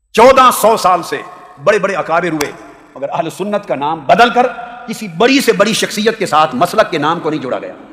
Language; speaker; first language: Urdu; native; Urdu